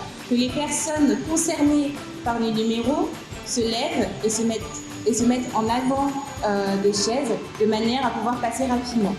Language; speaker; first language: French; native; French